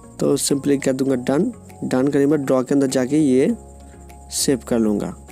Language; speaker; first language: Hindi; non-native, local second language; Bangla